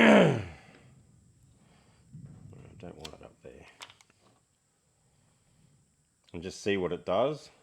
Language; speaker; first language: English; native; English